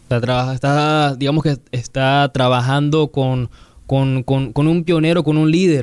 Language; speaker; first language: Spanish; non-native, learner; English